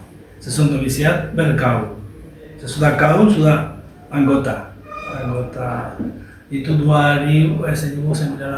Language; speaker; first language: Indonesian; non-native, learner; Spanish